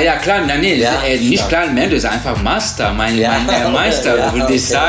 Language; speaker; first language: German; non-native, learner; Turkish